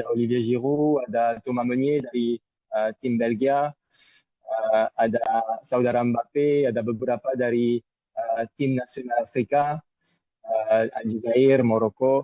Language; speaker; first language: Indonesian; non-native, fluent; French